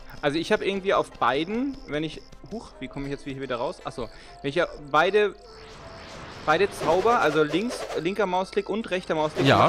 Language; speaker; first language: German; native; German